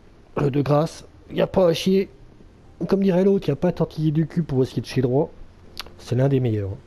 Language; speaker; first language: French; native; French